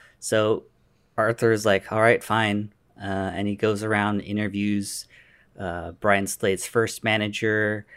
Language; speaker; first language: English; native; English